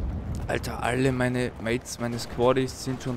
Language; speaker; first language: German; native; German